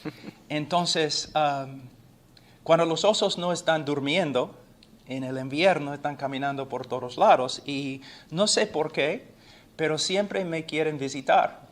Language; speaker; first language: Spanish; non-native, fluent; English